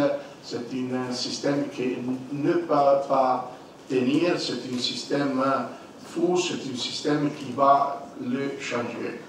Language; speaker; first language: French; non-native, learner; Italian